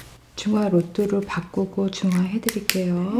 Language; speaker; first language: Korean; native; Korean